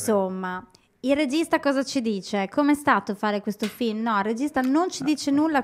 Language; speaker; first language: Italian; native; Italian